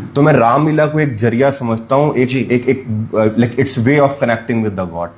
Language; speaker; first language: Hindi; native; Hindi